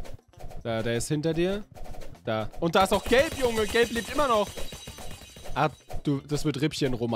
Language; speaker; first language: German; native; German